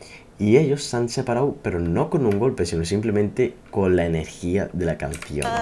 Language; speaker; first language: Spanish; native; Spanish